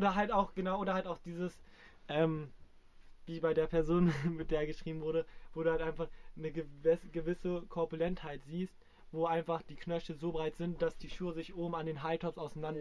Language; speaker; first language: German; native; German